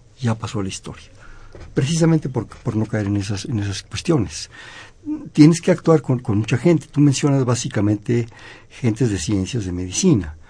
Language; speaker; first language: Spanish; native; Spanish